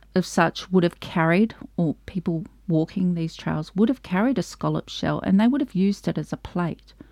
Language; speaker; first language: English; native; English